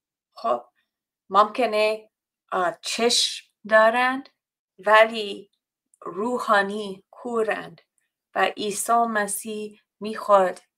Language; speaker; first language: Persian; non-native, fluent; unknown